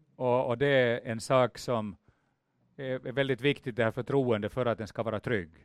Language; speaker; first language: Swedish; native; Swedish